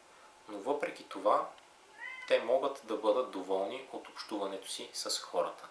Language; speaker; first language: Bulgarian; native; Bulgarian